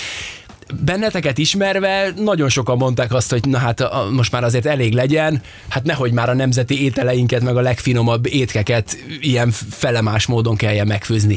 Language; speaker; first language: Hungarian; native; Hungarian